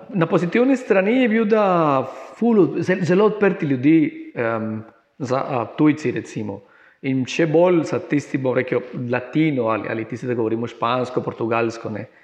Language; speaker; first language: Slovenian; non-native, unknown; Spanish